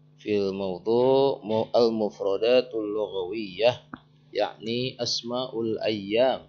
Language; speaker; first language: Arabic; non-native, fluent; Indonesian